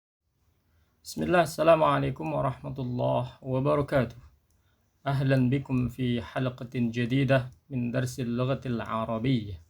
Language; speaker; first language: Arabic; non-native, fluent; Indonesian